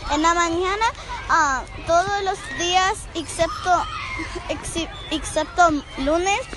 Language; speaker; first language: Spanish; non-native, learner; English